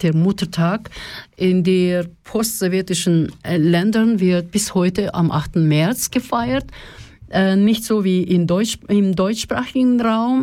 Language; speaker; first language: German; non-native, fluent; Russian